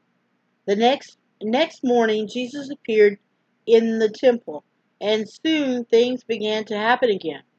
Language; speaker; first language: English; native; English